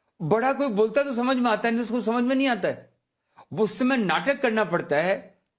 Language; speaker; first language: Hindi; native; Hindi